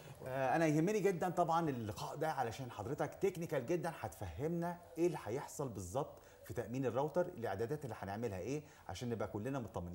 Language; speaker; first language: Arabic; native; Arabic